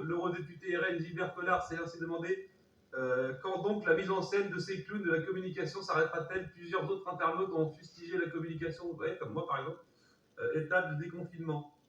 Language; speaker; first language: French; native; French